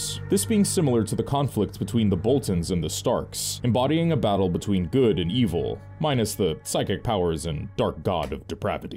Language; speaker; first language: English; native; English